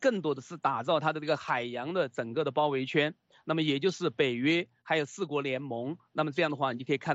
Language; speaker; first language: Chinese; native; Chinese